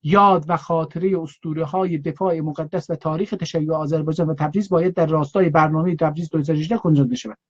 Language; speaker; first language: Persian; non-native, local second language; Azerbaijani